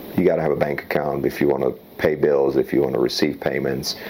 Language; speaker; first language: English; early bilingual, other home language; Slovak